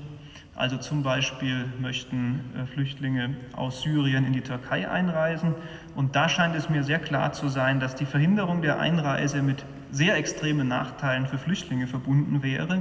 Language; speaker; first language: German; native; German